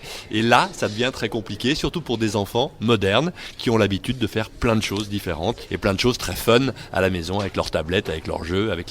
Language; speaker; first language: French; native; French